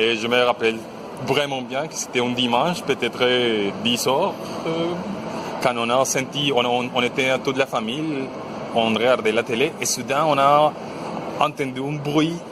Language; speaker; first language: French; non-native, fluent; Spanish